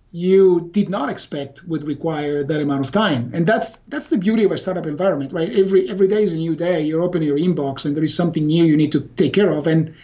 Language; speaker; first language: English; non-native, fluent; Italian